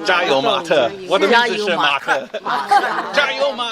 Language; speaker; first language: Chinese; non-native, learner; English